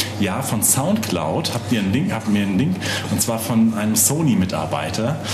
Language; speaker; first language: German; native; German